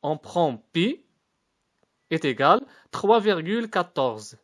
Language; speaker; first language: French; non-native, local second language; Arabic